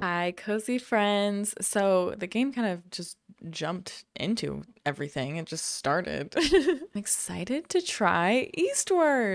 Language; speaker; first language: English; native; English